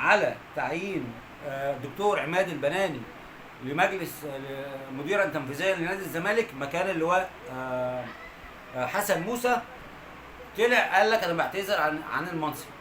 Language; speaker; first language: Arabic; native; Arabic